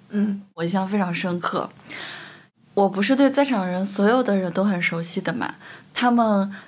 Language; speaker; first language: Chinese; native; Chinese